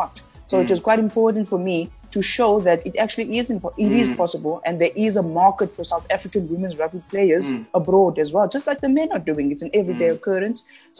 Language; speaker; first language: English; non-native, local second language; Xhosa